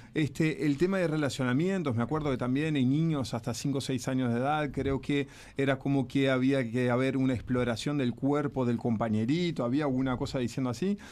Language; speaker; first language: Spanish; native; Spanish